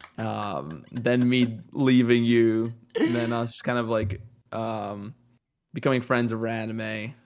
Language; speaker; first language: English; early bilingual, other home language; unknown